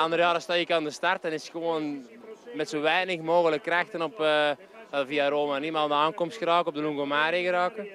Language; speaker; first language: Dutch; native; Dutch